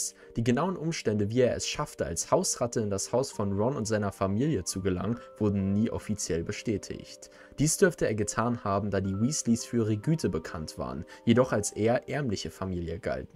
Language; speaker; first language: German; native; German